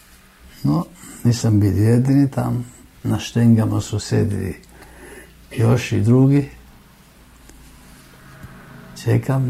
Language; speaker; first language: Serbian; non-native, fluent; German